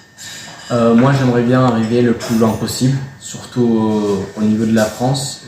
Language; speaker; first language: French; non-native, fluent; Spanish